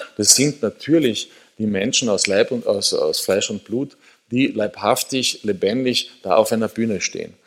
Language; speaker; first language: German; native; German